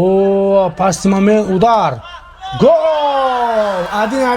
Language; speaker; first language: Russian; non-native, local second language; Tajik